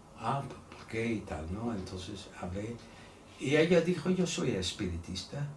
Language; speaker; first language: Spanish; non-native, fluent; Dutch